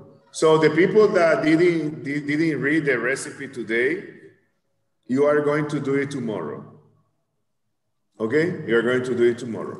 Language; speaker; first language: English; non-native, fluent; Spanish